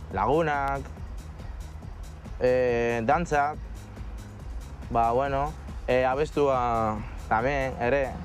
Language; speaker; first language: Basque; non-native, local second language; Spanish